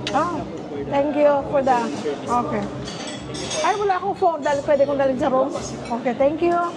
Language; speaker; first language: Filipino; native; Filipino